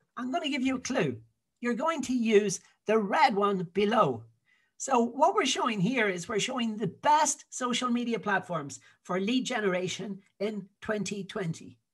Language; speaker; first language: English; native; English